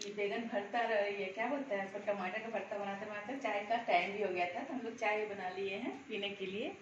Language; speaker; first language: Hindi; non-native, local second language; Bangla